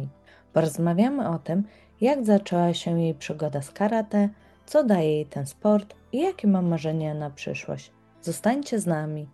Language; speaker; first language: Polish; native; Polish